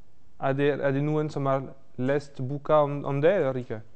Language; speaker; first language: Norwegian; non-native, fluent; French